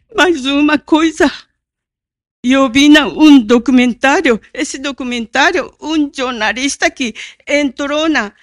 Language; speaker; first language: Portuguese; non-native, learner; Japanese